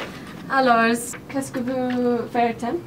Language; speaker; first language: French; non-native, learner; English